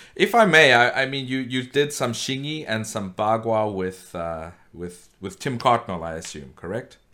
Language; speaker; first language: English; native; English